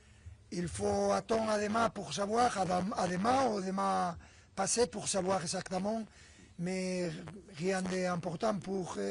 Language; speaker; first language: French; non-native, fluent; Spanish